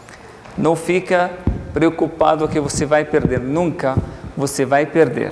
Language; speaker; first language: Portuguese; non-native, fluent; Arabic